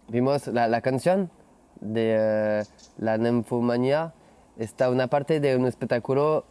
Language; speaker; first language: Spanish; non-native, learner; French